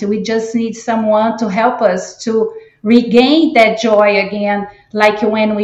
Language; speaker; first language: English; non-native, fluent; Portuguese